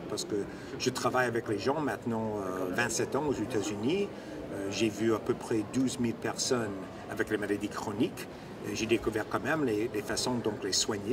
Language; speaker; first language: French; non-native, fluent; English